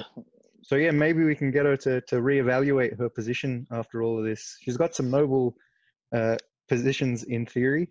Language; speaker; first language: English; non-native, fluent; Arabic